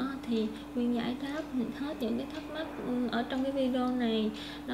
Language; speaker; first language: Vietnamese; native; Vietnamese